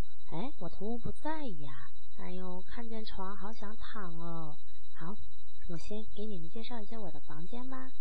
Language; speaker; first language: Chinese; non-native, fluent; Mongolian